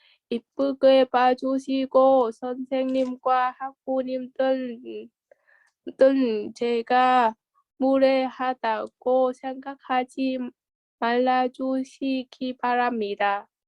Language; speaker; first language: Korean; non-native, learner; Vietnamese